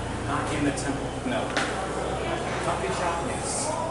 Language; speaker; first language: English; native; English